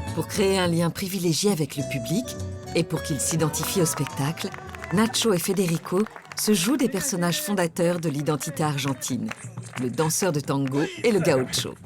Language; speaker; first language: French; native; French